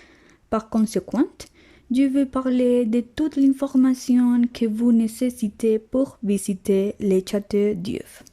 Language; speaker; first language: French; non-native, learner; Spanish